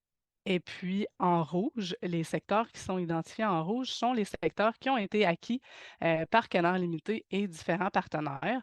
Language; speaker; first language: French; native; French